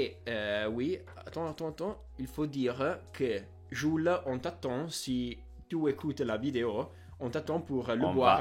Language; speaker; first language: French; non-native, fluent; Italian